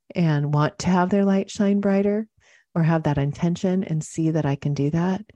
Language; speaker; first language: English; native; English